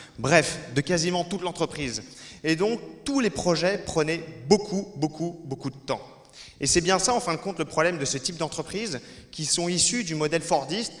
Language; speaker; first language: French; native; French